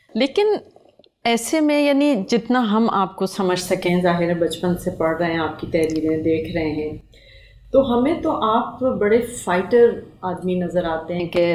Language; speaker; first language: Urdu; native; Urdu